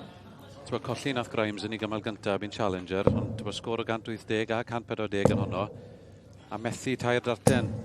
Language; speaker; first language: Welsh; native; Welsh